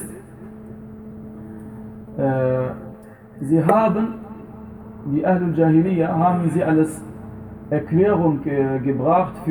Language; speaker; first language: German; non-native, fluent; Arabic